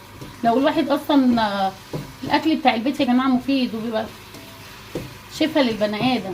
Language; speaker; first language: Arabic; native; Arabic